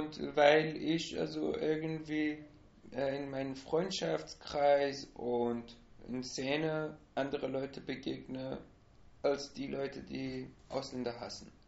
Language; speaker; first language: German; non-native, learner; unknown